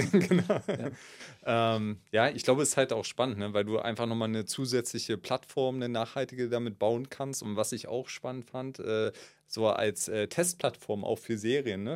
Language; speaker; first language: German; native; German